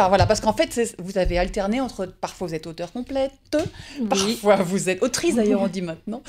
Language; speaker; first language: French; native; French